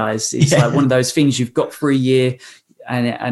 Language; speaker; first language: English; native; English